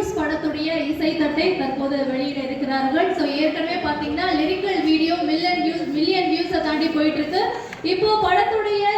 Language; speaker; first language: Tamil; native; Tamil